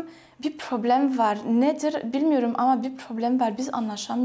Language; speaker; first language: Turkish; non-native, fluent; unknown